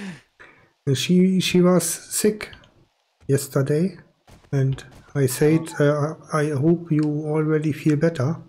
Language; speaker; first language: English; non-native, fluent; German